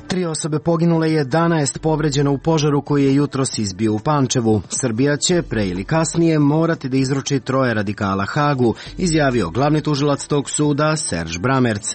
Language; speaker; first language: Serbian; native; Serbian